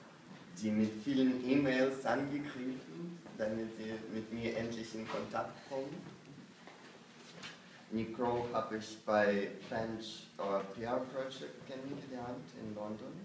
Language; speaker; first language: German; non-native, fluent; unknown